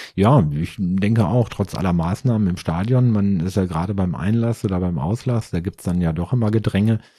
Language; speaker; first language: German; native; German